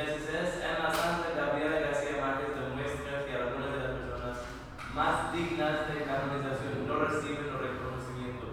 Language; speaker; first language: Spanish; non-native, learner; English